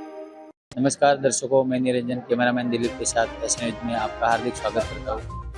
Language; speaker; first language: Hindi; native; Hindi